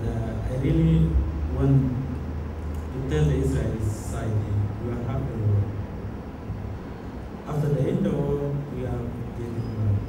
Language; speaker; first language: English; non-native, learner; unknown